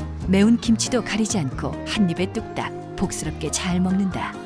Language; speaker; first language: Korean; native; Korean